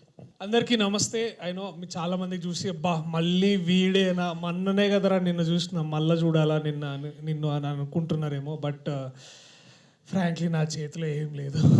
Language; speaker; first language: Telugu; native; Telugu